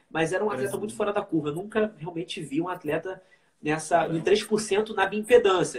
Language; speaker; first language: Portuguese; native; Portuguese